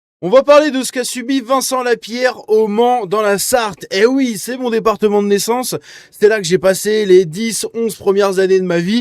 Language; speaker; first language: French; native; French